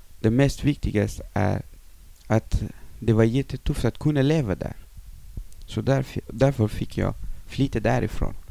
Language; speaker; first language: Swedish; non-native, fluent; Persian